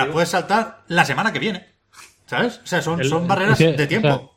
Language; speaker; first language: Spanish; native; Spanish